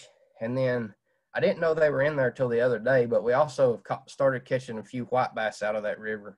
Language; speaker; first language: English; native; English